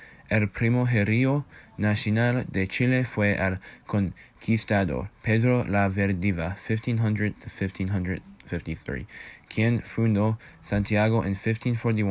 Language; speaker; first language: Spanish; non-native, learner; English